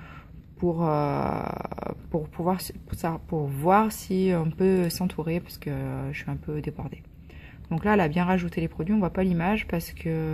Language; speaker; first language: French; native; French